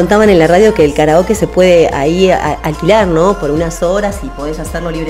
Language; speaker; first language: Spanish; native; Spanish